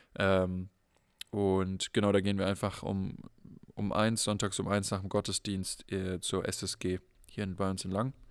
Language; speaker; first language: German; native; German